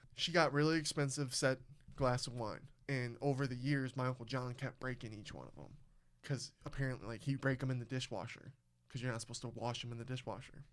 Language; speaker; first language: English; native; English